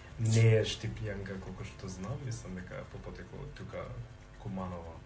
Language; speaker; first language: Macedonian; early bilingual, heritage; Macedonian